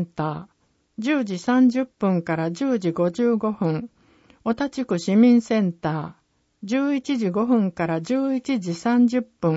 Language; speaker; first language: Japanese; native; Japanese